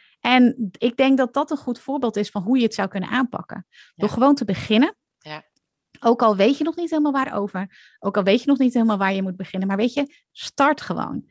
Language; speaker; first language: Dutch; native; Dutch